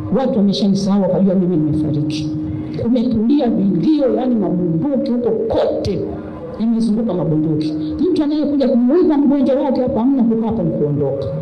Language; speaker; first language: Swahili; native; Swahili